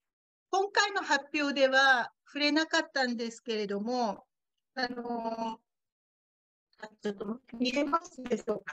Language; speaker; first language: Japanese; native; Japanese